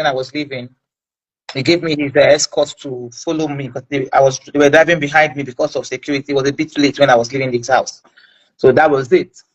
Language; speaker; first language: English; non-native, local second language; Igbo